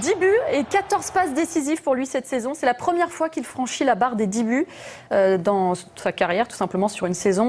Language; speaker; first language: French; native; French